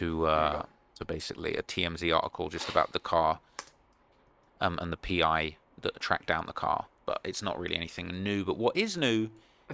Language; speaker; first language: English; native; English